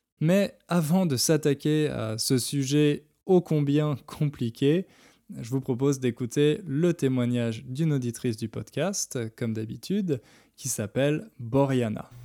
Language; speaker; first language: French; native; French